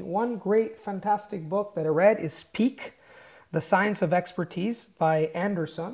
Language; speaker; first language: English; non-native, fluent; Italian